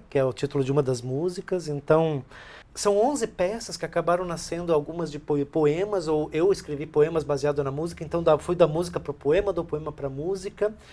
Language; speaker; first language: Portuguese; early bilingual, other home language; Spanish